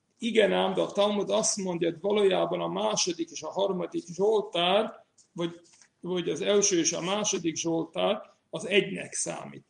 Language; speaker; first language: Hungarian; non-native, fluent; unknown